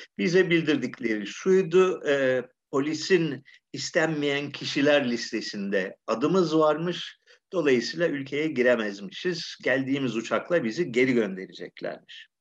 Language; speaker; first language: Turkish; native; Turkish